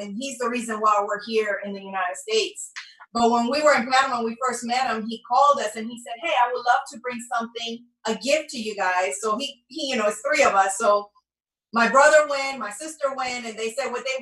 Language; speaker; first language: English; non-native, fluent; Spanish